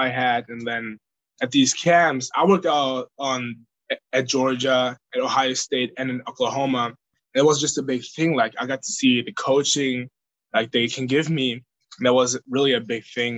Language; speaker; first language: English; non-native, fluent; German